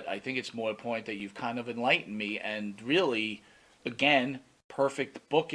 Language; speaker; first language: English; native; English